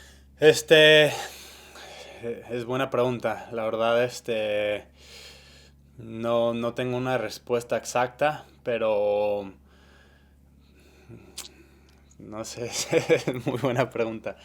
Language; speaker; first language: Spanish; early bilingual, heritage; Spanish